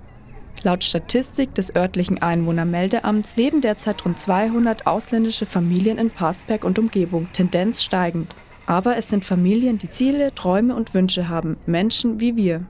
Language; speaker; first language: German; native; German